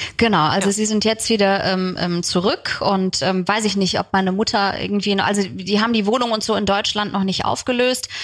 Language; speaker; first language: German; early bilingual, other home language; Turkish